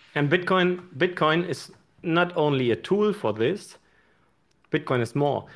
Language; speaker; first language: English; non-native, fluent; German